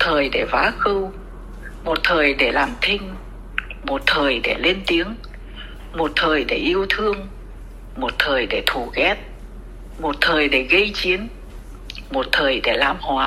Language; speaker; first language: Vietnamese; native; Vietnamese